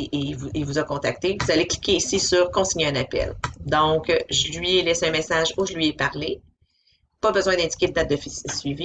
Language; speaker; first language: French; native; French